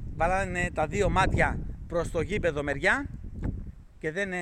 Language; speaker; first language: Greek; native; Greek